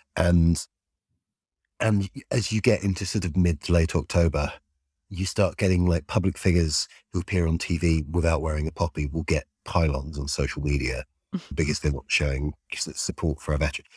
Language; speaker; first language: English; native; English